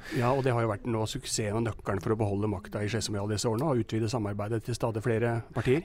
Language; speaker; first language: Norwegian; native; Norwegian